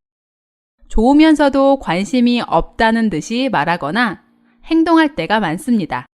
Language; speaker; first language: Korean; native; Korean